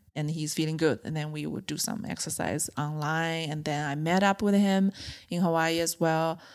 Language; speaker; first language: English; non-native, fluent; Chinese